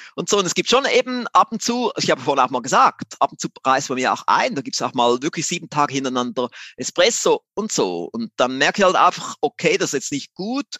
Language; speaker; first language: German; native; German